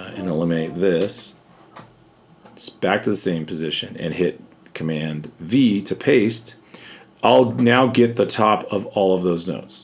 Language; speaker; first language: English; native; English